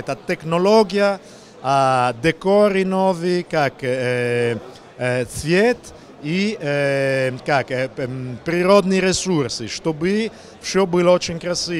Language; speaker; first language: Russian; non-native, learner; Italian